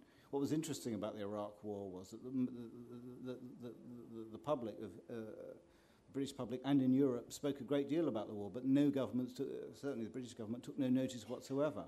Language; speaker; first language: English; native; English